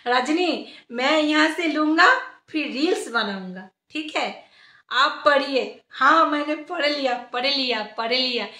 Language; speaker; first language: Hindi; non-native, local second language; Bangla